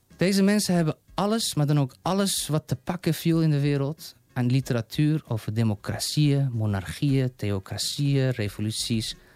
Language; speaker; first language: Dutch; non-native, fluent; Persian